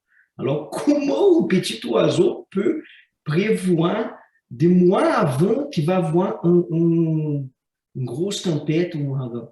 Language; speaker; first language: French; non-native, fluent; Portuguese